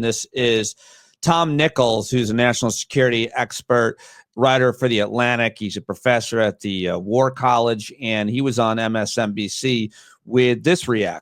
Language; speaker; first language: English; native; English